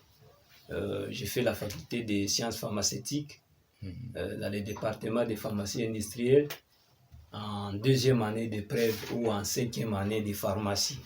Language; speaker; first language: French; non-native, local second language; Kinyarwanda